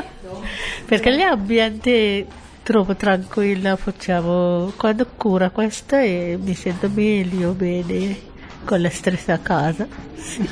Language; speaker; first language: Italian; non-native, learner; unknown